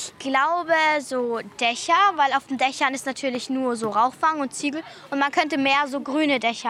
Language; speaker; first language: German; native; German